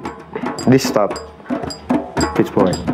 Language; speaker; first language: English; non-native, learner; Indonesian